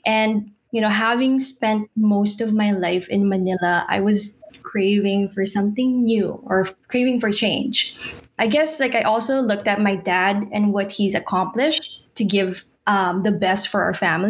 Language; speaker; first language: English; non-native, local second language; Filipino